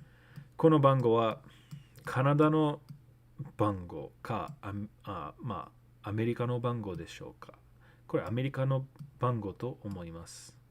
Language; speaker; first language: Japanese; non-native, learner; English